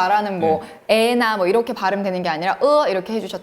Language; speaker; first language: Korean; native; Korean